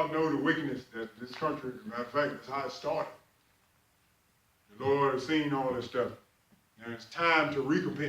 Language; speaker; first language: English; native; English